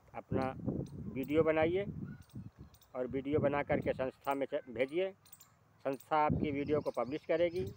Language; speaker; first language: Hindi; native; Hindi